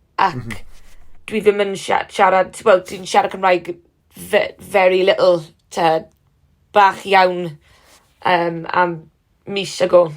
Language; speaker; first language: Welsh; non-native, learner; English